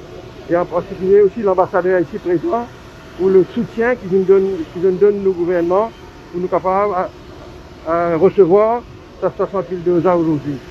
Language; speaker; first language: French; non-native, local second language; Morisyen